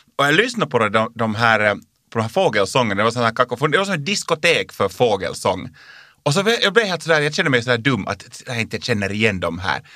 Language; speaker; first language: Swedish; native; Swedish